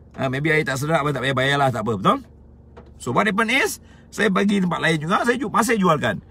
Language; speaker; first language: Malay; native; Malay